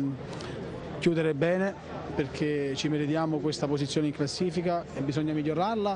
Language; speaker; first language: Italian; native; Italian